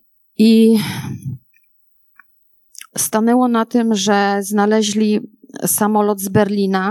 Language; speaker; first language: Polish; native; Polish